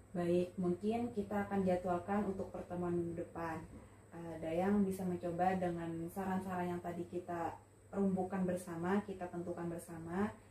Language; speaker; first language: Indonesian; native; Indonesian